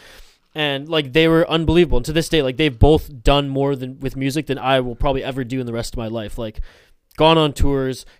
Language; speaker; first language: English; native; English